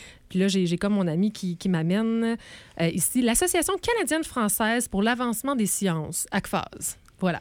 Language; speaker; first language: French; native; French